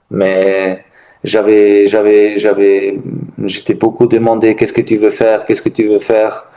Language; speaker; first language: French; non-native, learner; German